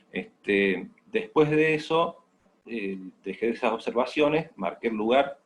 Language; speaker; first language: Spanish; native; Spanish